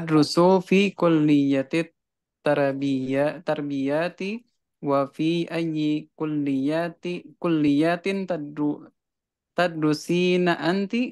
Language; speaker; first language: Arabic; non-native, learner; Indonesian